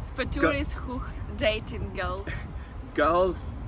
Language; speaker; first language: English; non-native, fluent; Ukrainian